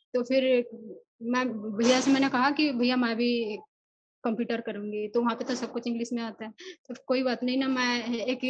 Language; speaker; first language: Hindi; non-native, local second language; Odia